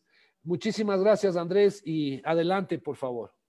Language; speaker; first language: Spanish; native; Spanish